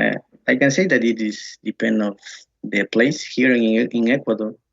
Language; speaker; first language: English; non-native, learner; Spanish